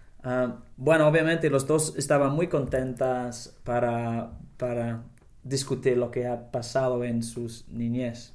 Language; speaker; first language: Spanish; non-native, learner; English